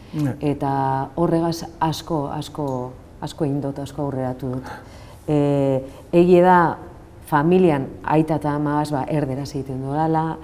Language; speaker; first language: Basque; non-native, local second language; Spanish